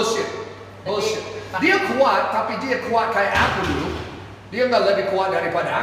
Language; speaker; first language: Indonesian; non-native, fluent; English